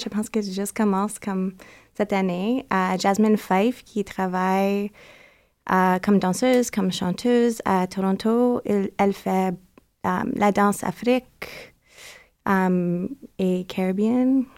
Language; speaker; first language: French; non-native, learner; English